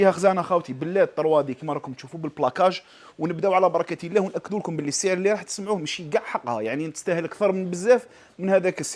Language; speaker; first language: Arabic; native; Arabic